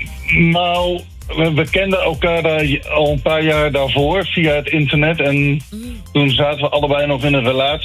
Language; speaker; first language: Dutch; native; Dutch